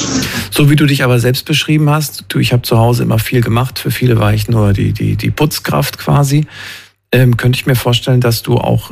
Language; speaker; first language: German; native; German